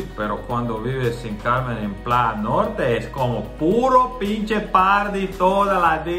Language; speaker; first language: Spanish; non-native, learner; Croatian